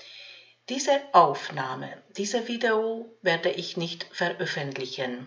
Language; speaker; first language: German; non-native, fluent; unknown